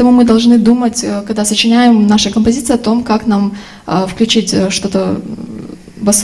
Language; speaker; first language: Russian; native; Russian